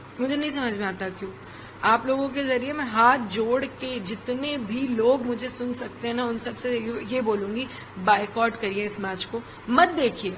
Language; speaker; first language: Hindi; native; Hindi